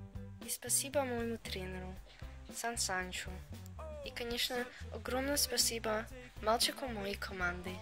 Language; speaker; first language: Russian; non-native, fluent; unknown